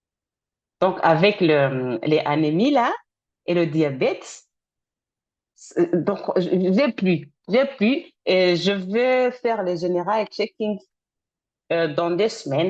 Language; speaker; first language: French; non-native, fluent; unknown